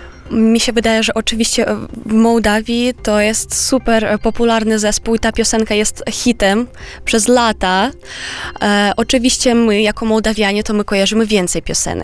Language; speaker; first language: Polish; non-native, fluent; Romanian